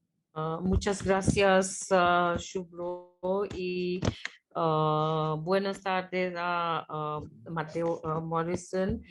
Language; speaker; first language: Spanish; non-native, fluent; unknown